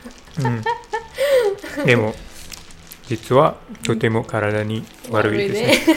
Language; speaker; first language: Japanese; non-native, learner; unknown